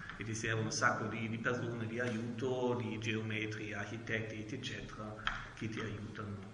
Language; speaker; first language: Italian; non-native, learner; German